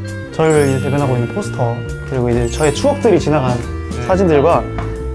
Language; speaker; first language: Korean; native; Korean